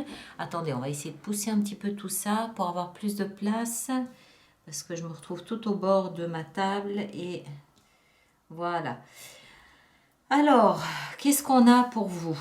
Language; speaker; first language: French; native; French